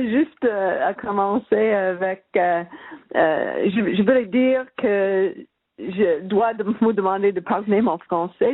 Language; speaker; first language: French; non-native, learner; English